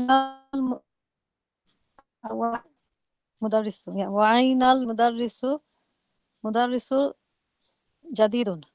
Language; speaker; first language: Arabic; non-native, learner; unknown